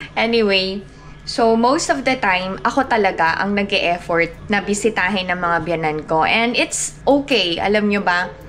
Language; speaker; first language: Filipino; native; Filipino